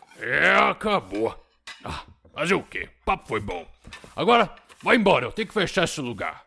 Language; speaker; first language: Portuguese; native; Portuguese